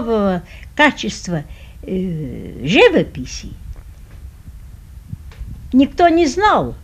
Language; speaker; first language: Russian; early bilingual, heritage; Russian